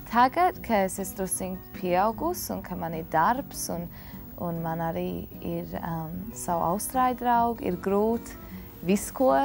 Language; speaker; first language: Latvian; early bilingual, heritage; Latvian